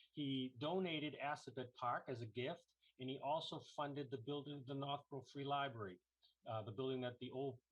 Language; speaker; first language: English; native; English